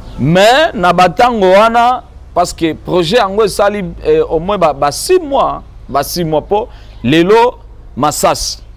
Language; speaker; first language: Lingala; non-native, local second language; Swahili